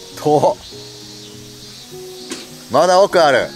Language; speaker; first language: Japanese; native; Japanese